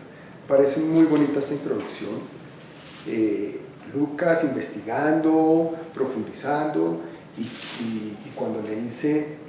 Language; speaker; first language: Spanish; native; Spanish